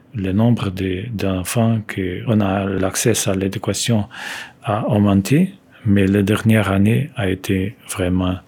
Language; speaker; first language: French; non-native, fluent; Portuguese